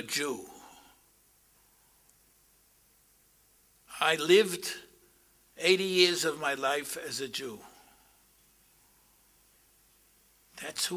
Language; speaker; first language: English; native; English